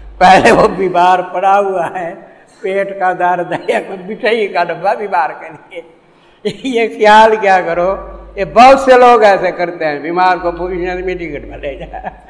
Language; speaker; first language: Urdu; non-native, local second language; Saraiki